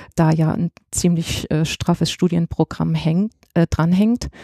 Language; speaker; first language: German; native; German